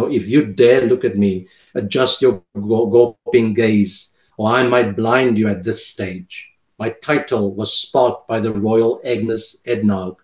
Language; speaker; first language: English; non-native, local second language; Afrikaans